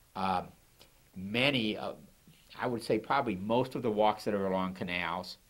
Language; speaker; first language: English; native; English